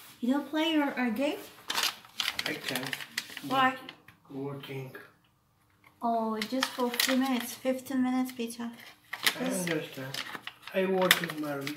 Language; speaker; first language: English; non-native, learner; Indonesian